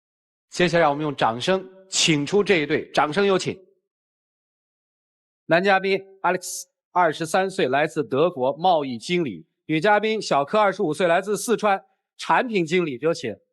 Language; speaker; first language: Chinese; native; Chinese